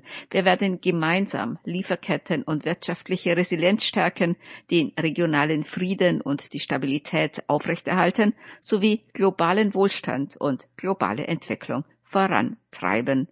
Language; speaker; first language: German; native; German